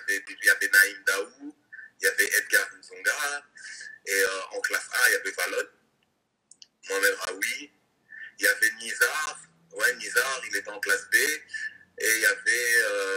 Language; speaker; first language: French; native; French